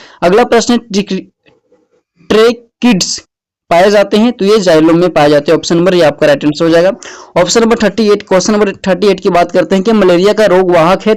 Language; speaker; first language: Hindi; native; Hindi